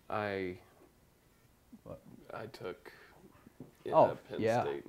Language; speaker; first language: English; native; English